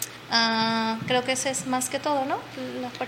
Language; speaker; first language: Spanish; native; Spanish